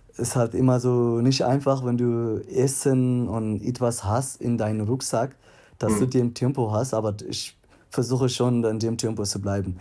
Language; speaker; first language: German; non-native, fluent; Tigrinya